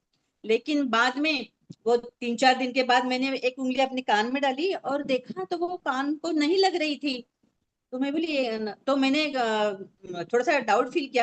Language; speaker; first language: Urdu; non-native, local second language; Marathi